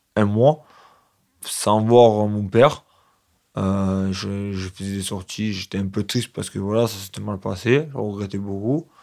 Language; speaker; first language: French; native; French